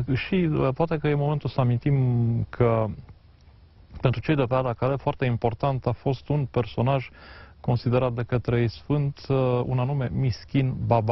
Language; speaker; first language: Romanian; native; Romanian